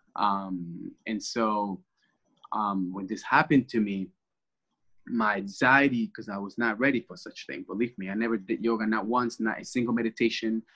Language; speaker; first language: English; early bilingual, other home language; Spanish